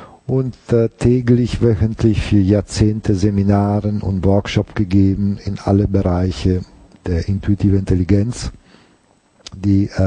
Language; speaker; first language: German; non-native, fluent; Italian